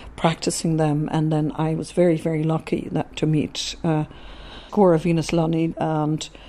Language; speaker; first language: English; non-native, fluent; Dutch